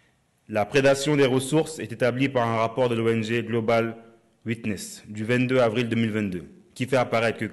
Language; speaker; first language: French; native; French